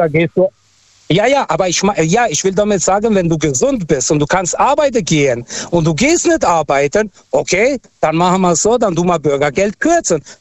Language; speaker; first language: German; non-native, fluent; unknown